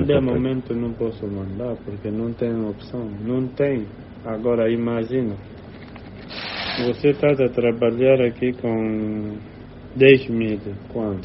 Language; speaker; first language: Portuguese; non-native, learner; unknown